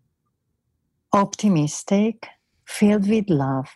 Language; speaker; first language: English; non-native, fluent; Hungarian